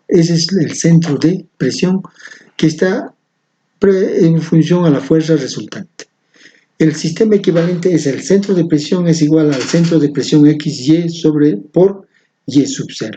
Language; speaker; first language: Spanish; native; Spanish